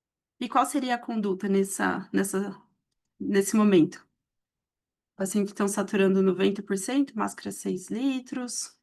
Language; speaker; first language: Portuguese; native; Portuguese